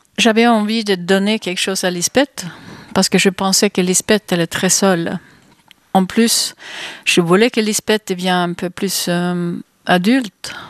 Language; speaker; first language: French; non-native, fluent; Swedish